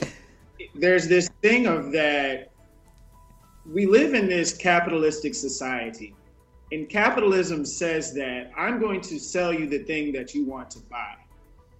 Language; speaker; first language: English; native; English